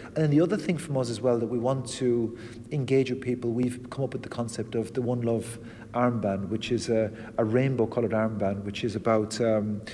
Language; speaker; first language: English; native; English